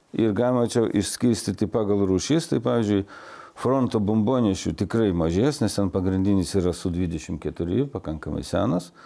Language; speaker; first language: Lithuanian; non-native, local second language; Russian